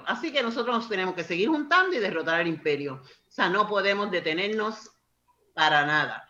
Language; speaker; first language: Spanish; native; Spanish